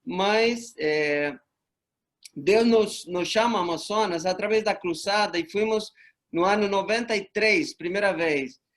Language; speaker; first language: Portuguese; non-native, fluent; Spanish